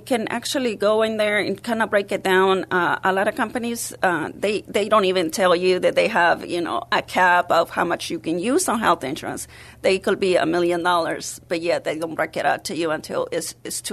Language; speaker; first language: English; early bilingual, other home language; Spanish